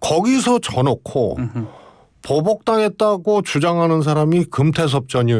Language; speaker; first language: Korean; native; Korean